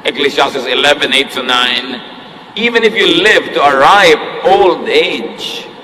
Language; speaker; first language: English; non-native, local second language; Filipino